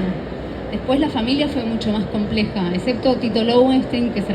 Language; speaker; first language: Spanish; native; Spanish